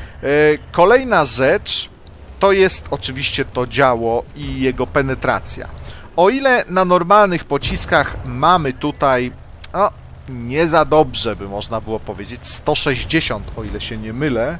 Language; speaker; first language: Polish; native; Polish